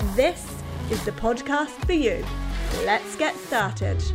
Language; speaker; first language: English; native; English